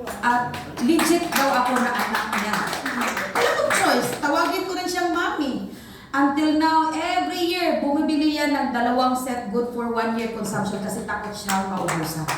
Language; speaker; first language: Filipino; non-native, local second language; Cebuano